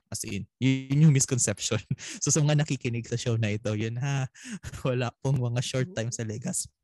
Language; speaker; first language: Filipino; non-native, local second language; Bikol